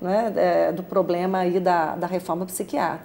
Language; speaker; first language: Portuguese; native; Portuguese